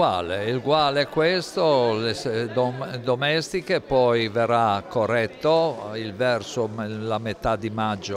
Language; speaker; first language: Italian; native; Italian